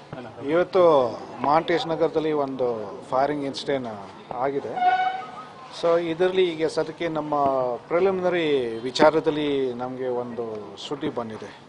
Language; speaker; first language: Kannada; non-native, fluent; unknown